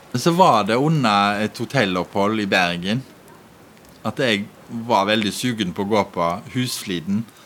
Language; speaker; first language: Norwegian; native; Norwegian